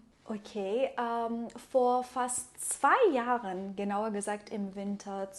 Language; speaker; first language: German; non-native, fluent; Persian